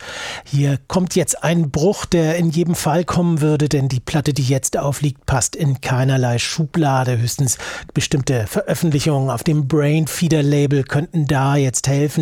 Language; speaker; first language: German; native; German